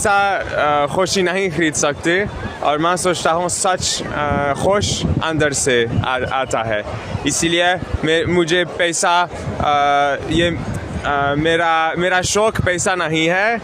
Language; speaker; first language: Hindi; non-native, learner; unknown